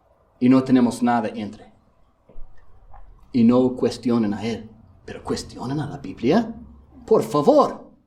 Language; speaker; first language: Spanish; non-native, fluent; English